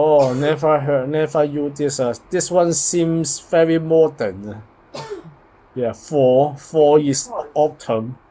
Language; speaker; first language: English; non-native, learner; Cantonese